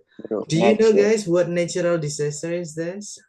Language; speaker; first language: English; non-native, fluent; Indonesian